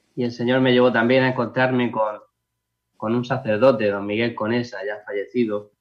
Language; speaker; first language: Spanish; native; Spanish